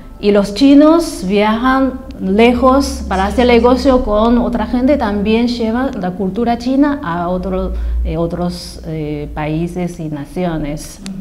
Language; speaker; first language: Spanish; non-native, fluent; Chinese